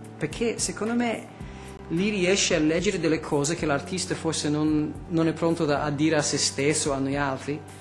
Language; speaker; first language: Italian; non-native, fluent; English